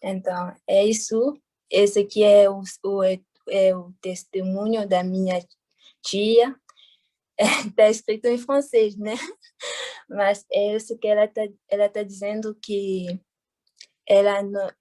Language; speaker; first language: Portuguese; non-native, fluent; French